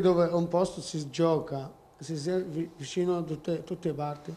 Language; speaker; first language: Italian; non-native, learner; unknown